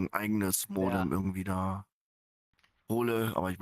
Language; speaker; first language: German; non-native, fluent; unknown